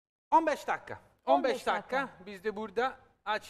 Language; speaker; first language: Turkish; non-native, learner; Italian